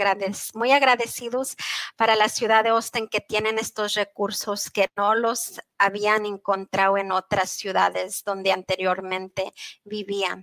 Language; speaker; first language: Spanish; early bilingual, heritage; Spanish